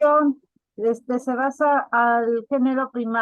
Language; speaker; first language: Spanish; native; Spanish